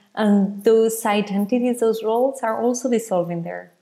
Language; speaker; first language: English; non-native, fluent; Spanish